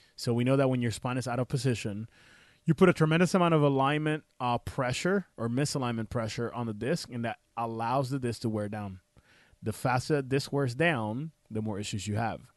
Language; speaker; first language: English; non-native, fluent; Spanish